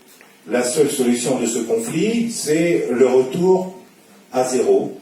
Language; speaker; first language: French; non-native, fluent; Russian